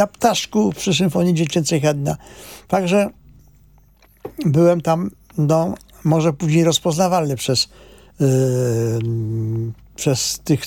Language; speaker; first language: Polish; native; Polish